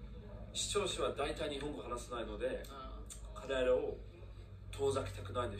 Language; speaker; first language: Japanese; non-native, fluent; English